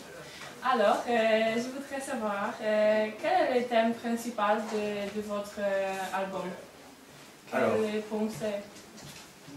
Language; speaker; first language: French; non-native, learner; Polish